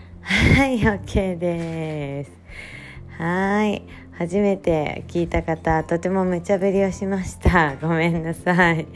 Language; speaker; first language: Japanese; native; Japanese